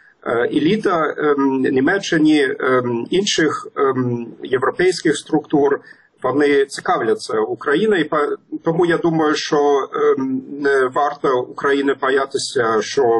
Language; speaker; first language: Ukrainian; non-native, fluent; German